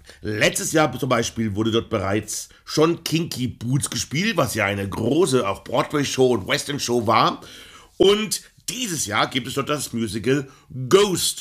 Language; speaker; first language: German; native; German